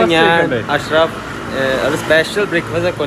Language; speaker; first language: Malayalam; early bilingual, heritage; Malayalam